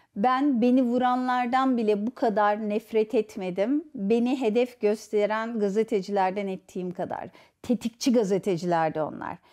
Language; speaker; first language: Turkish; native; Turkish